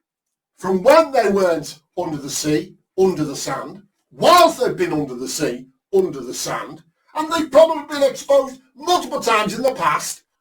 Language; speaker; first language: English; native; English